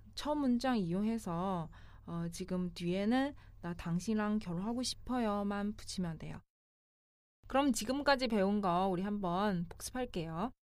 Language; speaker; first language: Korean; non-native, fluent; Chinese